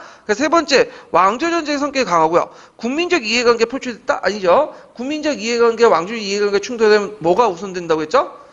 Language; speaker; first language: Korean; native; Korean